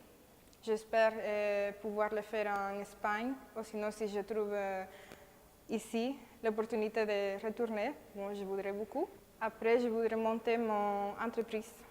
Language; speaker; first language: French; non-native, fluent; Spanish